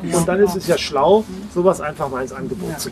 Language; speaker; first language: German; native; German